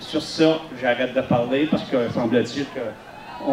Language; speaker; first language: French; native; French